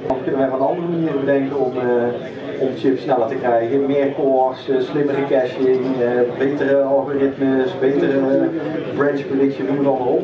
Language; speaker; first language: Dutch; native; Dutch